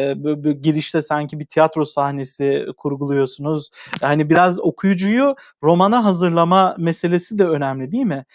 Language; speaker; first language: Turkish; native; Turkish